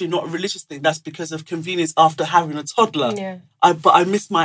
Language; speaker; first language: English; non-native, local second language; Yoruba